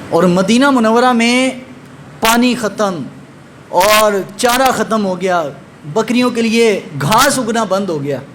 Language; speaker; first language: Urdu; non-native, local second language; Punjabi